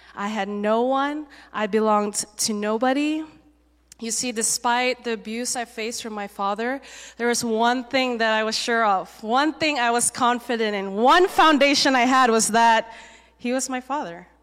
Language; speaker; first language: English; native; English